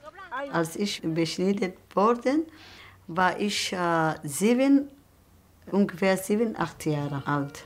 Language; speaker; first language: German; non-native, learner; Somali